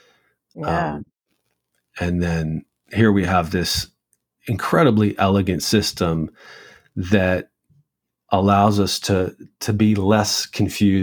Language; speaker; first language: English; native; English